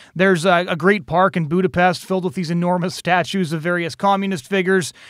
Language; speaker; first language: English; native; English